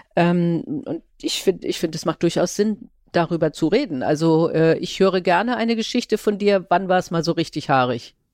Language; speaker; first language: German; native; German